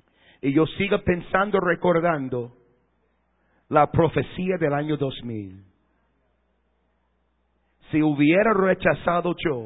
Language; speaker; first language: Spanish; non-native, fluent; English